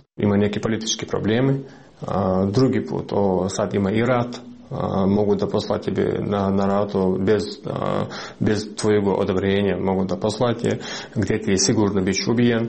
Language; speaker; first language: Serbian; non-native, learner; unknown